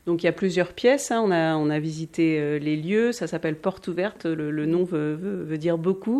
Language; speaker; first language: French; native; French